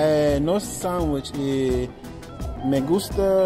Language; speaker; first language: Spanish; non-native, learner; English